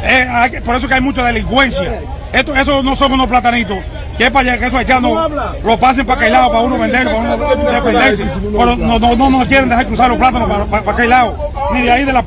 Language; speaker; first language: Spanish; native; Spanish